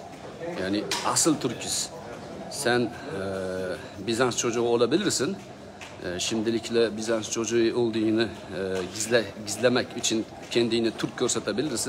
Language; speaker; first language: Turkish; non-native, learner; Uzbek